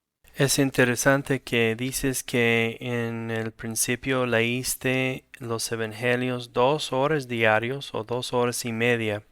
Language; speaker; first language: Spanish; non-native, fluent; English